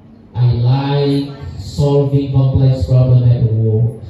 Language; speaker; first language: English; non-native, learner; Indonesian